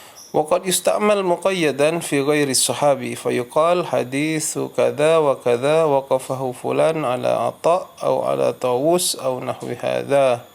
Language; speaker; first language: Arabic; non-native, fluent; Indonesian